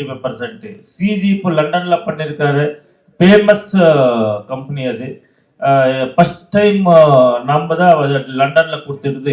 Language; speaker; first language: Tamil; non-native, learner; Kannada